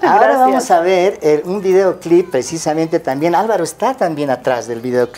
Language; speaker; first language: Spanish; native; Spanish